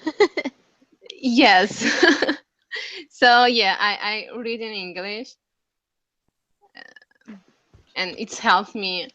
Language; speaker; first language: English; non-native, learner; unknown